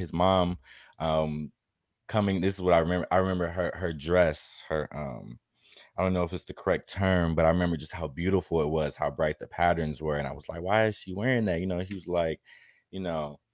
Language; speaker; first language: English; native; English